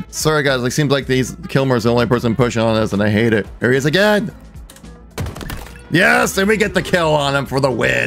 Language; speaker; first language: English; native; English